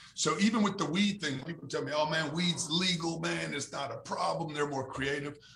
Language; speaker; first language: English; native; English